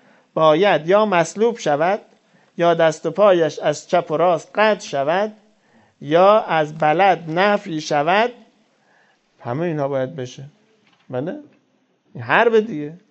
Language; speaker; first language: Persian; native; Persian